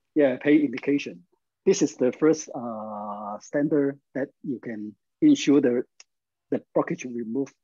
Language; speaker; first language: English; non-native, learner; Chinese